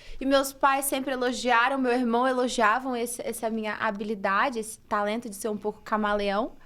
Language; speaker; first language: Portuguese; early bilingual, heritage; English